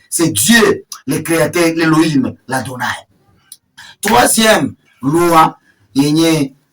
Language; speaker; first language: French; non-native, local second language; Swahili